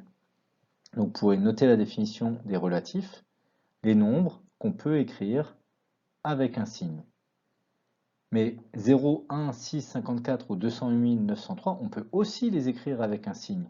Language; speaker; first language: French; native; French